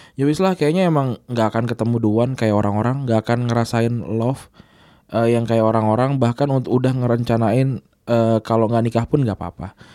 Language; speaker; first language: Indonesian; native; Indonesian